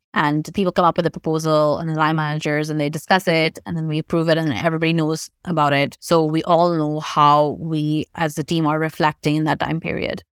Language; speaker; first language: English; non-native, local second language; Urdu